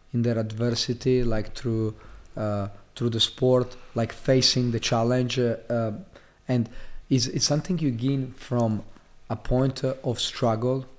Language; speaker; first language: English; non-native, fluent; Italian